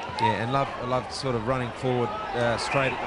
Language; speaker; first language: English; native; English